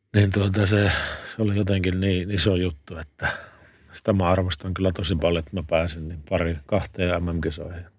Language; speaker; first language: Finnish; native; Finnish